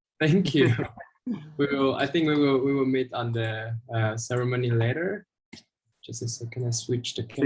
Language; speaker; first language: English; non-native, fluent; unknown